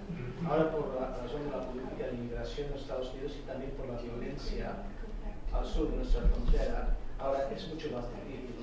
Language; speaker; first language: Spanish; non-native, fluent; English